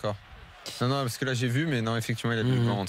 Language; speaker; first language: French; native; French